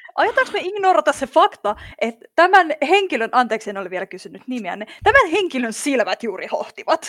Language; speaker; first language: Finnish; native; Finnish